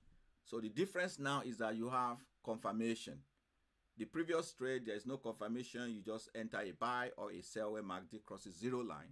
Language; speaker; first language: English; non-native, fluent; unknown